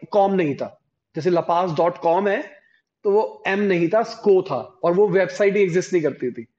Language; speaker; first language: Hindi; native; Hindi